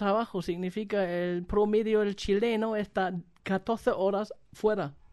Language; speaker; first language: Spanish; non-native, fluent; German